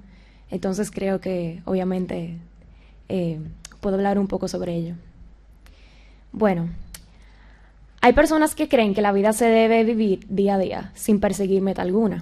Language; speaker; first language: Spanish; early bilingual, heritage; Spanish